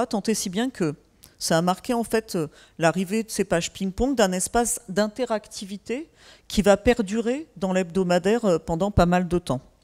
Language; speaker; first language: French; native; French